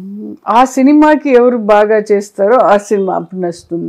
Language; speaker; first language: Telugu; non-native, local second language; Kannada